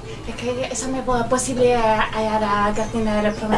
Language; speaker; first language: Spanish; non-native, learner; French